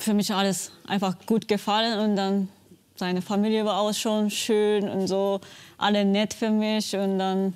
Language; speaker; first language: German; non-native, learner; Japanese